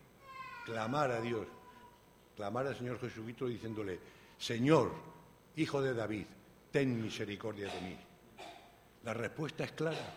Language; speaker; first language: Spanish; native; Spanish